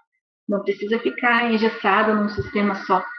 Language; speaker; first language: Portuguese; native; Portuguese